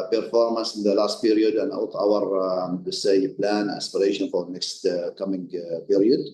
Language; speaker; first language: English; non-native, fluent; Arabic